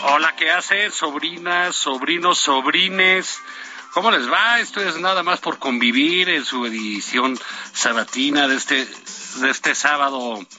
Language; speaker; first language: Spanish; native; Spanish